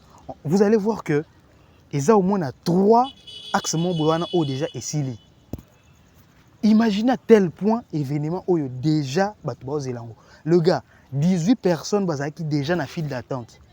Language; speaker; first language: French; non-native, local second language; Lingala